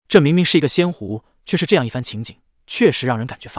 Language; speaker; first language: Chinese; native; Chinese